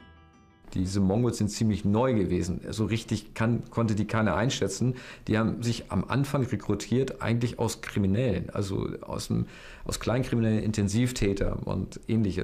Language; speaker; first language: German; native; German